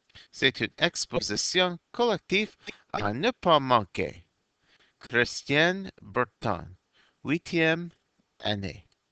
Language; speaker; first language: French; non-native, fluent; English